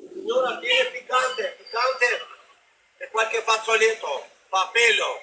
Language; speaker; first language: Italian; non-native, learner; Albanian